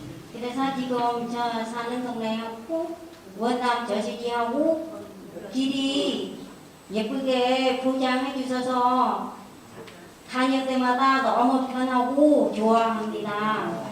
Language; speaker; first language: Korean; non-native, learner; Vietnamese